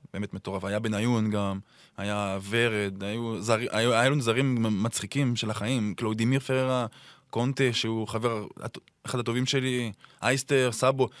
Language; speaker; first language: Hebrew; non-native, fluent; French